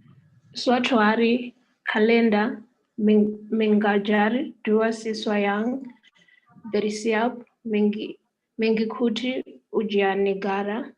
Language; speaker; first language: Indonesian; non-native, learner; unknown